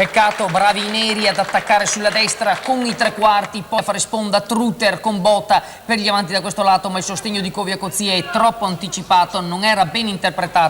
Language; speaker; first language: Italian; native; Italian